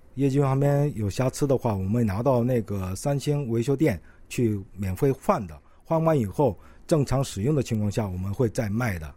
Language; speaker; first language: Chinese; non-native, local second language; Korean